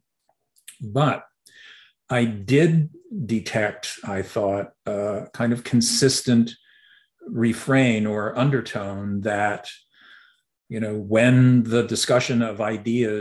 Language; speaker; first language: English; native; English